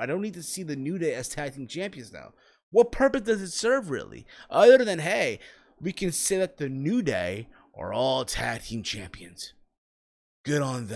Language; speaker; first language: English; native; English